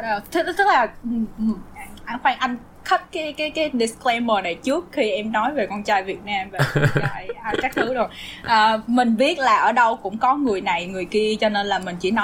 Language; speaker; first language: Vietnamese; native; Vietnamese